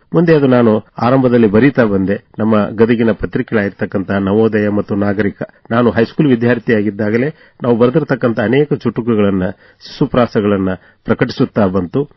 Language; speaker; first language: Kannada; native; Kannada